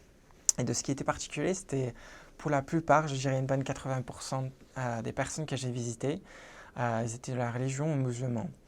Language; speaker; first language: French; non-native, fluent; English